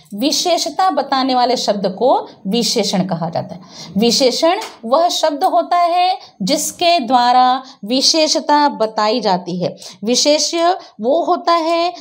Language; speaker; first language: Hindi; native; Hindi